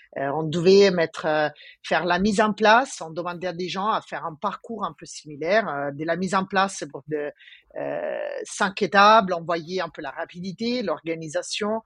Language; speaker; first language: French; non-native, fluent; Italian